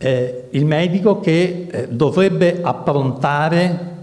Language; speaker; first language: Italian; native; Italian